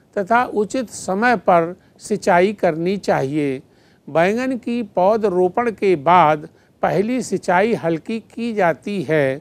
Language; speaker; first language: Hindi; native; Hindi